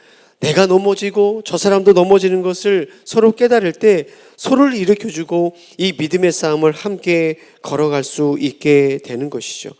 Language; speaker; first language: Korean; native; Korean